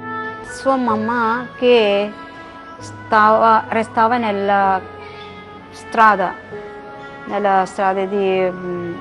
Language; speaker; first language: Italian; non-native, learner; Malayalam